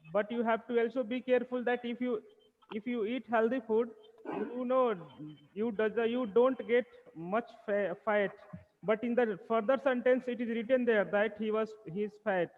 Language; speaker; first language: English; non-native, local second language; Hindi